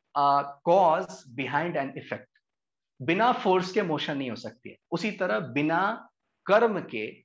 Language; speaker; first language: Hindi; native; Hindi